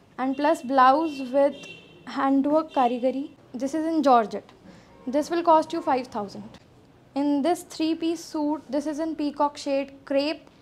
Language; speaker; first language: Hindi; non-native, local second language; Punjabi